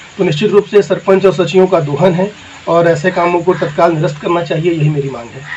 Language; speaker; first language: Hindi; native; Hindi